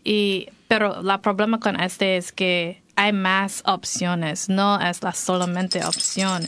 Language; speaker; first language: Spanish; non-native, learner; English